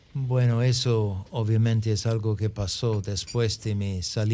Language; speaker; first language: Spanish; non-native, fluent; English